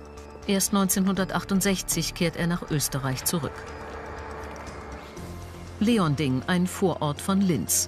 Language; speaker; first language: German; native; German